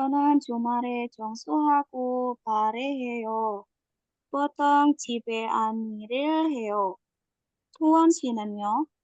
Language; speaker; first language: Korean; non-native, learner; Indonesian